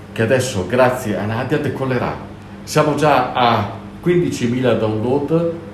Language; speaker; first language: Italian; native; Italian